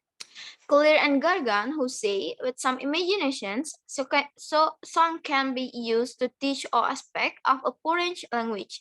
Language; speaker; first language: English; non-native, learner; Indonesian